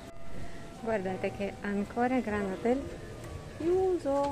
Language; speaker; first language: Italian; non-native, learner; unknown